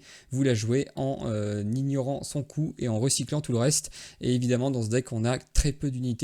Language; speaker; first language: French; native; French